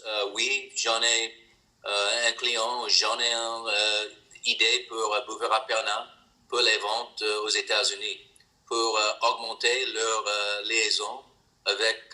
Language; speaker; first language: French; non-native, learner; English